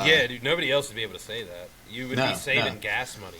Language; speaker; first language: English; native; English